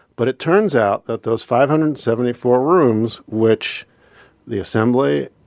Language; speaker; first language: English; native; English